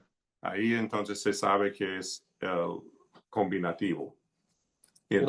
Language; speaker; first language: Spanish; early bilingual, heritage; Spanish